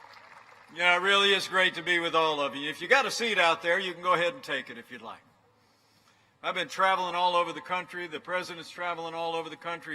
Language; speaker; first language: English; native; English